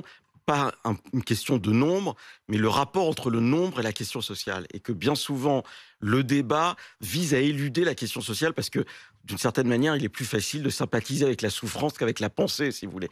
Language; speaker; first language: French; native; French